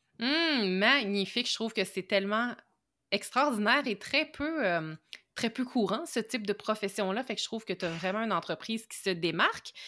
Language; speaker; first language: French; native; French